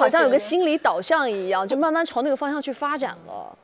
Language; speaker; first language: Chinese; native; Chinese